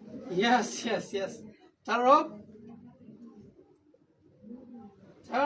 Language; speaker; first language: English; non-native, learner; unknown